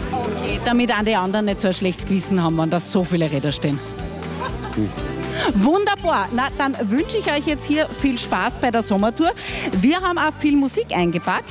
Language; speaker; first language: German; native; German